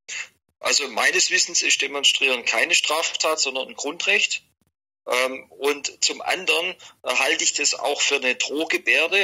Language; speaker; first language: German; native; German